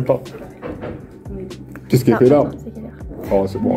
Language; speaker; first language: French; native; French